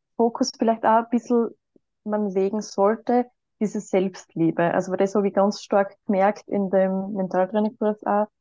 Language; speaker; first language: German; native; German